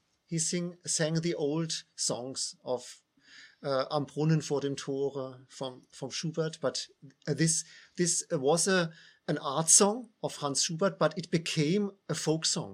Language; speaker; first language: English; non-native, fluent; German